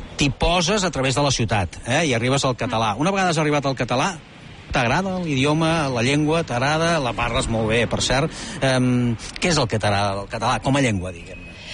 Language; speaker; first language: Catalan; native; Catalan